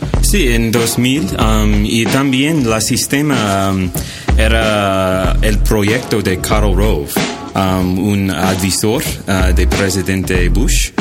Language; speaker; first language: Spanish; non-native, learner; English